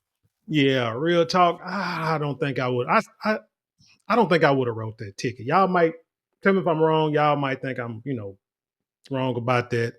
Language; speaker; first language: English; native; English